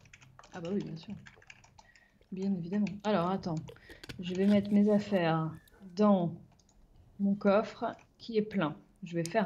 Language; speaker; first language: French; native; French